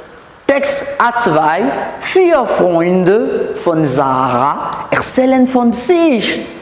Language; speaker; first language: German; non-native, fluent; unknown